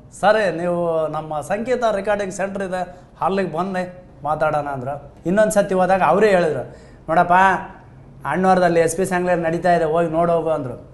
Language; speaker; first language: Kannada; native; Kannada